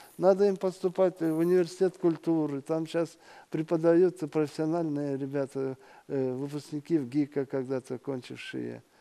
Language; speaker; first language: Russian; non-native, local second language; Kyrgyz